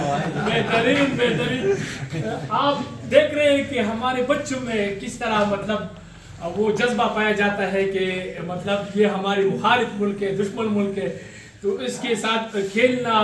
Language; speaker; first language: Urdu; non-native, local second language; Pashto